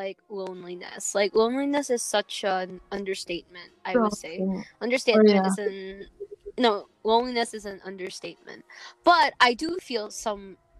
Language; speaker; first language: English; non-native, local second language; Filipino